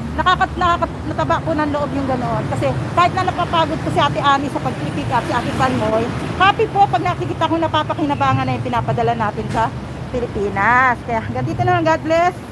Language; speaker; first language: Filipino; native; Filipino